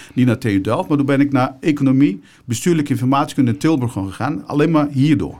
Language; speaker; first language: Dutch; early bilingual, other home language; Turkish